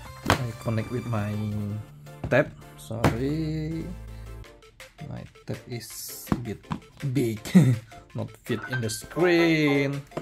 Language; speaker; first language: English; non-native, learner; Indonesian